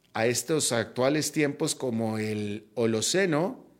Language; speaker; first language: Spanish; native; Spanish